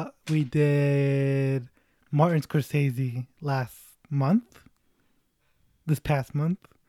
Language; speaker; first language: English; early bilingual, other home language; Spanish